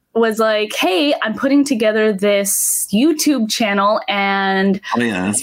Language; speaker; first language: English; native; English